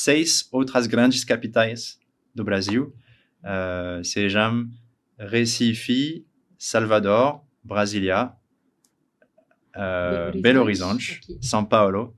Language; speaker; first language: Portuguese; non-native, learner; French